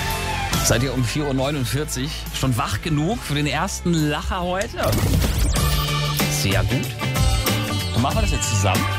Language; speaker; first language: German; native; German